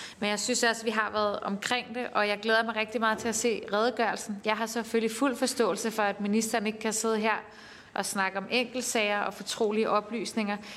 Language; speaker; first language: Danish; native; Danish